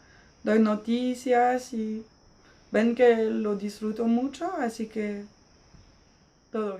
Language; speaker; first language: Spanish; non-native, fluent; French